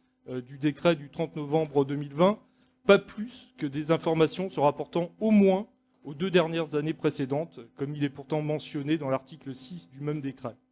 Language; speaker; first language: French; native; French